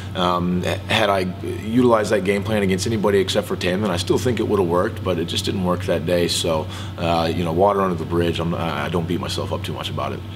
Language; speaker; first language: English; native; English